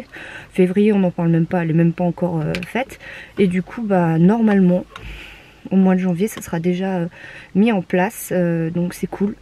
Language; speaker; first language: French; native; French